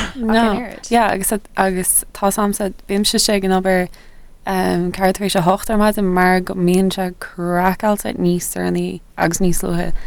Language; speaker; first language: Irish; native; Irish